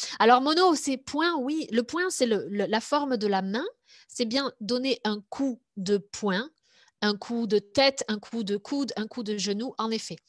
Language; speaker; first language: French; native; French